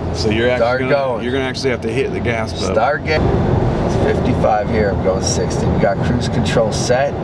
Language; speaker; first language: English; native; English